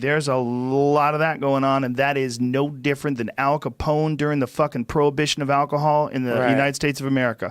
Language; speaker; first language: English; native; English